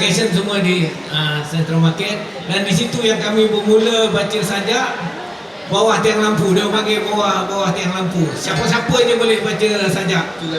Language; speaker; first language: Malay; native; Malay